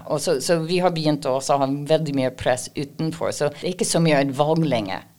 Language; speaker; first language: Norwegian; non-native, fluent; English